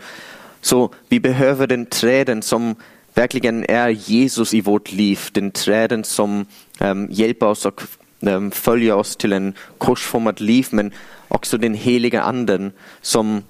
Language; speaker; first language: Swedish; non-native, fluent; English